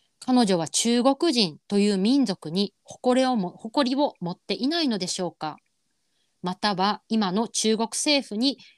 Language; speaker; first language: Japanese; native; Japanese